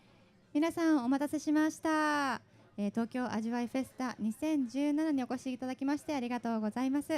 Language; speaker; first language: Japanese; native; Japanese